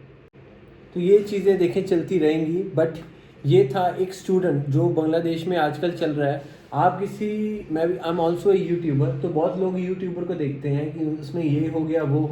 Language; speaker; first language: Hindi; native; Hindi